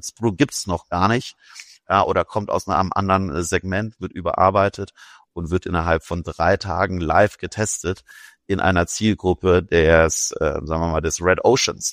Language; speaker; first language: German; native; German